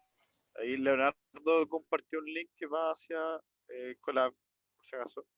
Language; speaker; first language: Spanish; native; Spanish